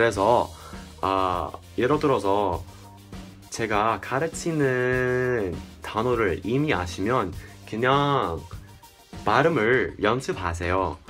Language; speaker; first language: Korean; non-native, fluent; English